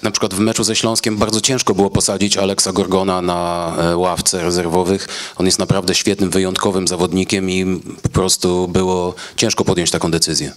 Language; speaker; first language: Polish; native; Polish